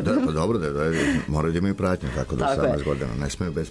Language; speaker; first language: Serbian; native; Serbian